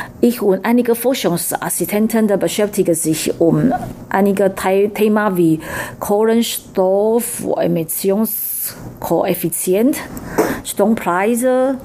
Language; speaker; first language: German; non-native, learner; Chinese